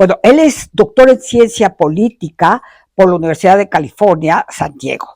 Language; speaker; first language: Spanish; native; Spanish